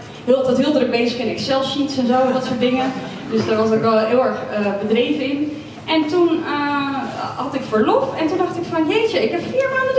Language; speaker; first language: Dutch; native; Dutch